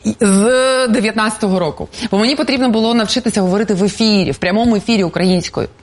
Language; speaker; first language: Ukrainian; non-native, local second language; Russian